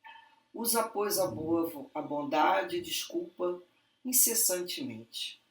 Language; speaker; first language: Portuguese; native; Portuguese